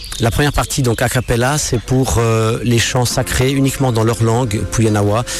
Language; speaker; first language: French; non-native, local second language; English